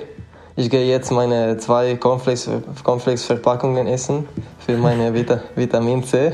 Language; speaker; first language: German; non-native, fluent; Italian